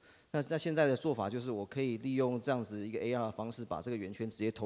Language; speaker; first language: Chinese; native; Chinese